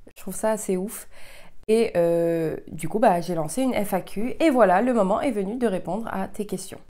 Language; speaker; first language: French; early bilingual, heritage; French